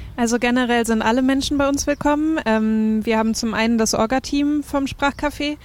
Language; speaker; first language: German; native; German